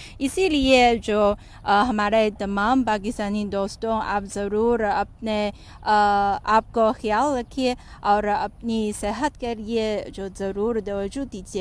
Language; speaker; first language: Hindi; non-native, fluent; Chinese